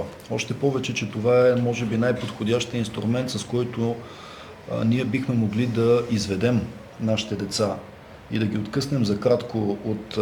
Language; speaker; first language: Bulgarian; native; Bulgarian